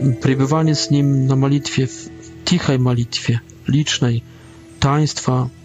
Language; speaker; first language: Polish; non-native, learner; Russian